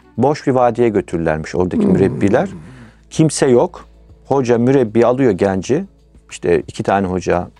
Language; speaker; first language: Turkish; native; Turkish